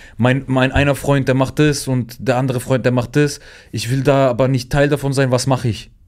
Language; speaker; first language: German; early bilingual, other home language; Turkish